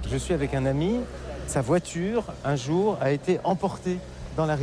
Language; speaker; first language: French; native; French